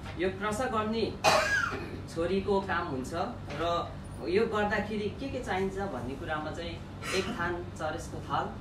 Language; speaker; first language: Nepali; non-native, local second language; Gurung